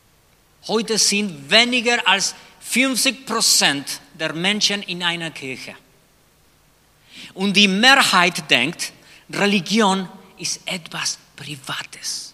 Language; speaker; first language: German; non-native, fluent; Spanish